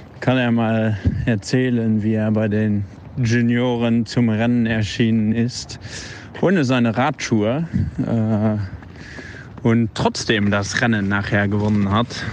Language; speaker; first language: German; non-native, local second language; Luxembourgish